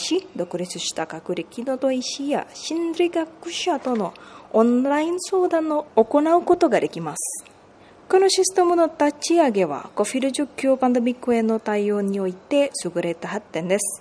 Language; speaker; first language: Japanese; non-native, fluent; Indonesian